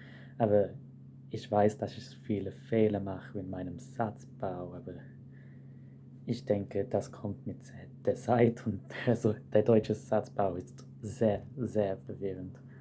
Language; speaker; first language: German; non-native, fluent; English